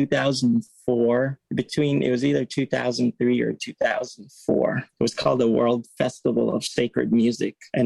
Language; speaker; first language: English; native; English